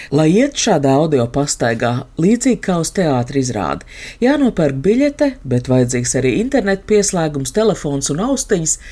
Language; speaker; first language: Latvian; native; Latvian